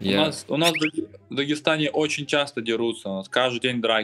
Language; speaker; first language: Russian; non-native, local second language; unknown